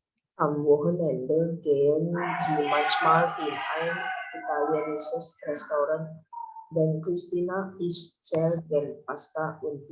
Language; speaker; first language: German; non-native, learner; Indonesian